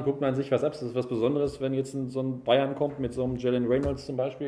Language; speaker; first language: German; native; German